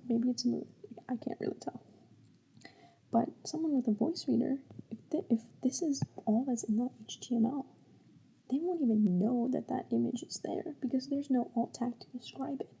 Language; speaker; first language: English; native; English